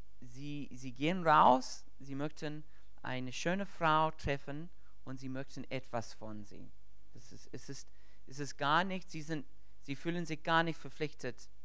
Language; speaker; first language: German; non-native, learner; English